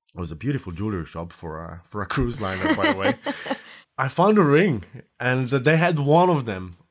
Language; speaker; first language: English; non-native, fluent; Slovenian